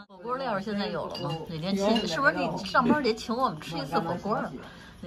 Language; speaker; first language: Chinese; native; Chinese